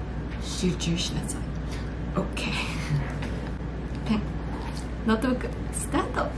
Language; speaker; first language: Japanese; early bilingual, heritage; English